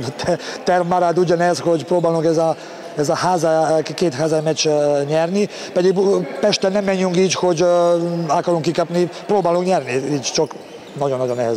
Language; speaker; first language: Hungarian; non-native, learner; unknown